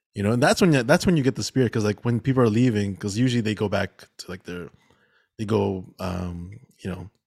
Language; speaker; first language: English; native; English